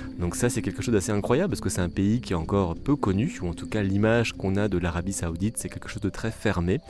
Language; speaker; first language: French; native; French